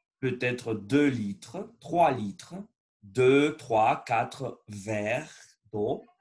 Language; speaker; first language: French; non-native, learner; Spanish